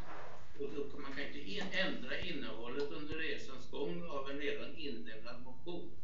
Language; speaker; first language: Swedish; native; Swedish